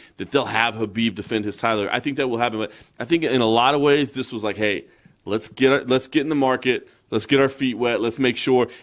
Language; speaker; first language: English; native; English